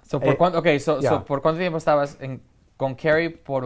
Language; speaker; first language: Spanish; early bilingual, heritage; Spanish